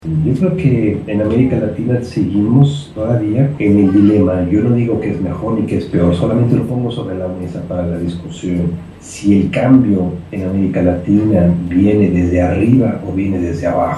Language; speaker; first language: Spanish; native; Spanish